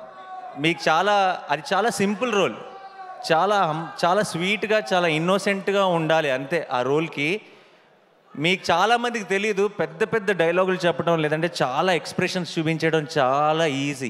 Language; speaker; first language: Telugu; native; Telugu